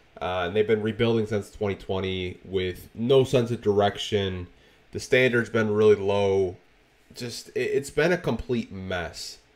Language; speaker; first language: English; native; English